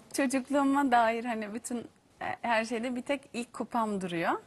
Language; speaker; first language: Turkish; native; Turkish